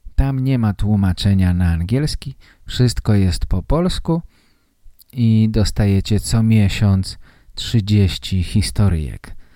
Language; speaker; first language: Polish; native; Polish